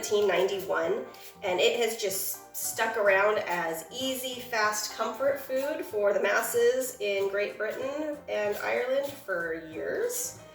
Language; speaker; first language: English; native; English